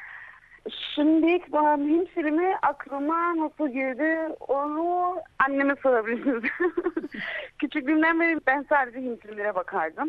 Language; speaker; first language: Turkish; early bilingual, heritage; Turkish